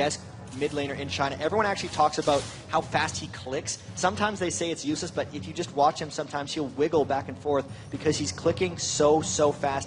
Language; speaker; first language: English; native; English